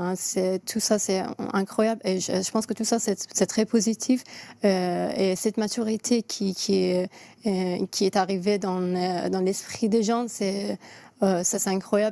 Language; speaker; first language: French; non-native, fluent; Persian